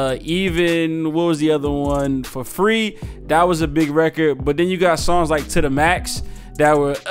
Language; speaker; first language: English; native; English